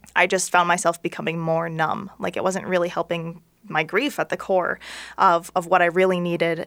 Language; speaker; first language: English; native; English